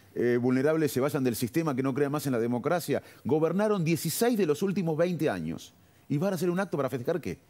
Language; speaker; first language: Spanish; native; Spanish